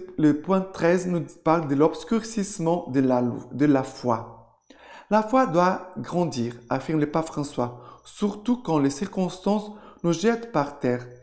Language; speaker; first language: French; non-native, fluent; Portuguese